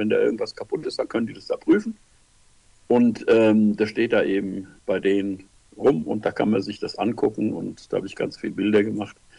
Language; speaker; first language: German; native; German